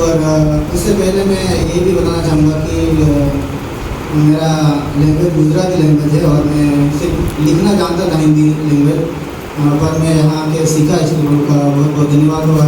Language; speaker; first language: Hindi; non-native, local second language; Gujarati